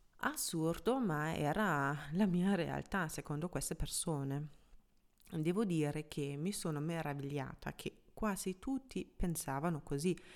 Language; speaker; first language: Italian; non-native, fluent; German